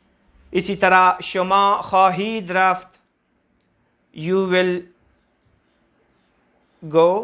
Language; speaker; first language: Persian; non-native, fluent; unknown